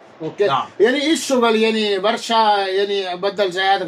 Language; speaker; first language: Arabic; non-native, learner; Urdu